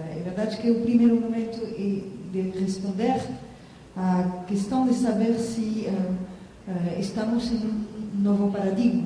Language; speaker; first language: Portuguese; non-native, fluent; French